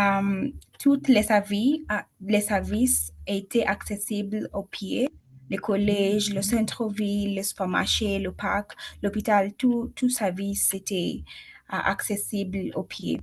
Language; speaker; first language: French; non-native, learner; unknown